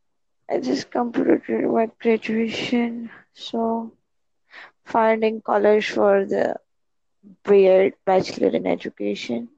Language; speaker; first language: English; non-native, learner; Gujarati